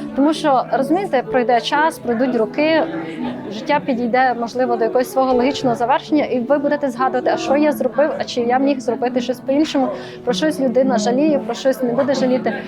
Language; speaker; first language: Ukrainian; native; Ukrainian